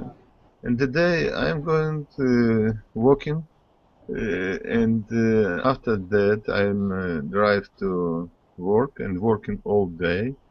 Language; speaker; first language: English; non-native, learner; Russian